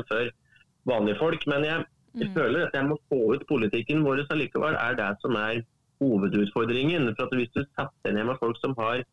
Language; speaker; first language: Norwegian; native; Norwegian